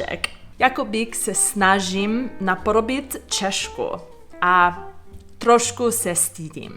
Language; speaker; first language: Czech; non-native, fluent; English